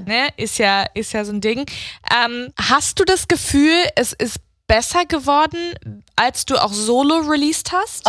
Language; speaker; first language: German; native; German